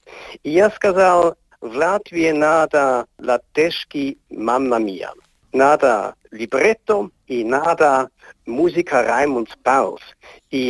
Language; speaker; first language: Russian; non-native, learner; Swiss German